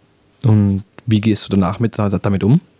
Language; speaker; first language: German; native; German